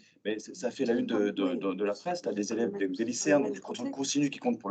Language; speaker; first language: French; native; French